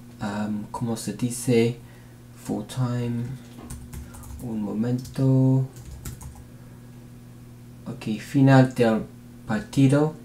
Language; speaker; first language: Spanish; non-native, learner; English